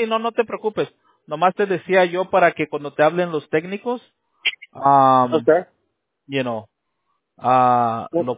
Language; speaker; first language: Spanish; native; Spanish